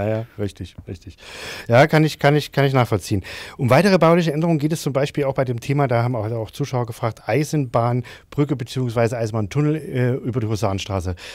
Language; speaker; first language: German; native; German